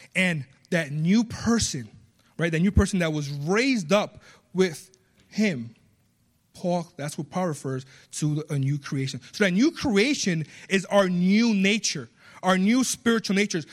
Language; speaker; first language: English; early bilingual, other home language; Spanish